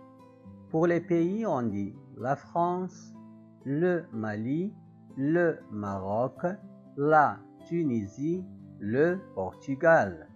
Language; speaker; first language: French; non-native, local second language; Arabic